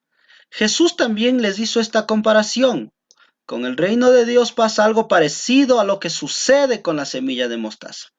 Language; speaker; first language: Spanish; native; Spanish